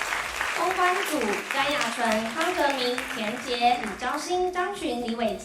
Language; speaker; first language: Chinese; native; Chinese